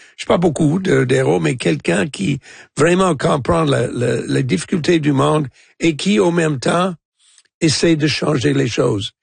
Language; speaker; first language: French; non-native, local second language; English